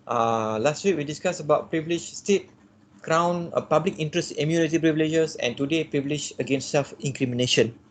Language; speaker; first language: English; non-native, local second language; Malay